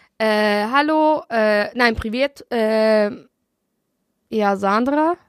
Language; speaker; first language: German; early bilingual, other home language; Russian